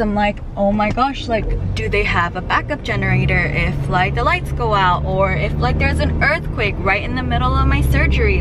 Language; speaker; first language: English; early bilingual, other home language; Korean